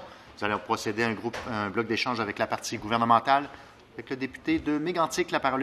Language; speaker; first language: French; native; French